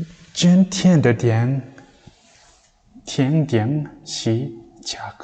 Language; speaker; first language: Chinese; non-native, fluent; Mongolian